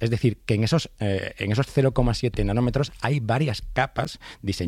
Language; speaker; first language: Spanish; native; Spanish